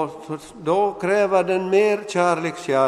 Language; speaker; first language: Swedish; non-native, local second language; Finnish